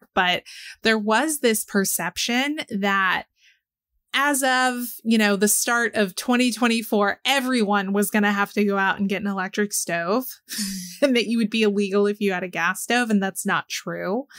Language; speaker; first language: English; native; English